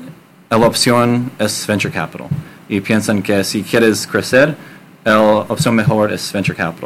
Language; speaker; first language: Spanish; non-native, learner; English